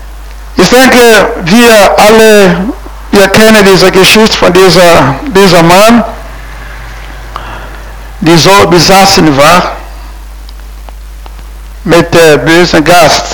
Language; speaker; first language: German; non-native, fluent; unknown